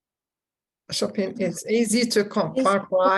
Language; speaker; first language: English; non-native, learner; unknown